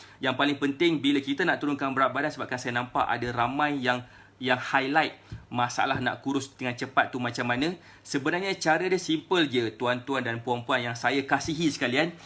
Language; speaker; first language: Malay; native; Malay